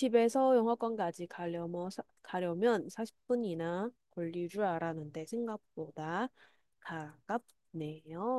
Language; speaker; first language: Korean; non-native, fluent; Chinese